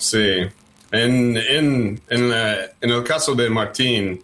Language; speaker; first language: Spanish; early bilingual, heritage; English